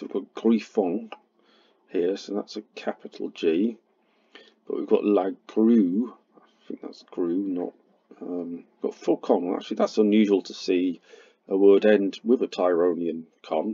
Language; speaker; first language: English; native; English